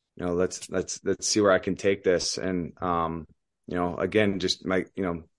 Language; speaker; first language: English; native; English